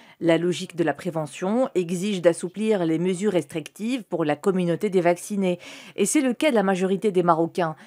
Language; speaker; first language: French; non-native, local second language; Arabic